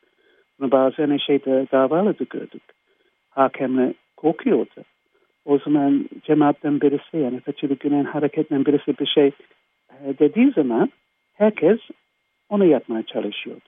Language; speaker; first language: Turkish; non-native, fluent; English